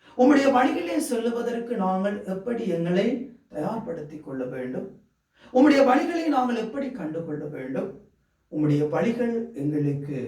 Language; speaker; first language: Tamil; native; Tamil